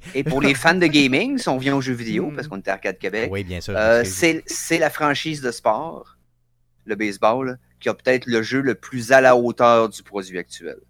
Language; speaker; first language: French; native; French